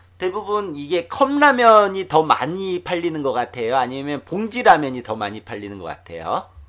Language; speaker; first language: Korean; native; Korean